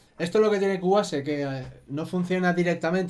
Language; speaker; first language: Spanish; native; Spanish